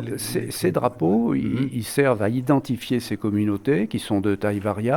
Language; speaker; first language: French; native; French